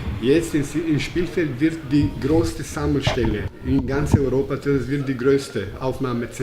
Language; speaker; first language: German; non-native, fluent; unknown